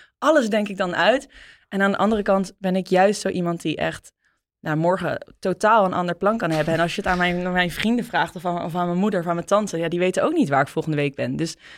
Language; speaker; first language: Dutch; native; Dutch